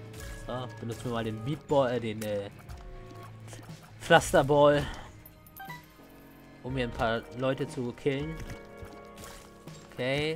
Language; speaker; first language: German; native; German